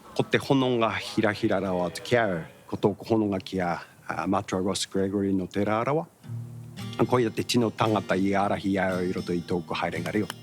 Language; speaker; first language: Māori; non-native, fluent; Japanese